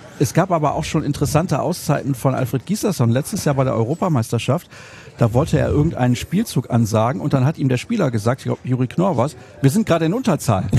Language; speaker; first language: German; native; German